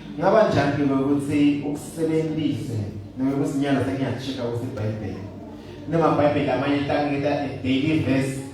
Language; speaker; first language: Zulu; non-native, local second language; Swati